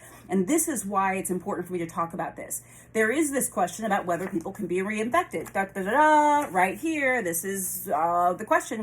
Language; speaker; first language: English; native; English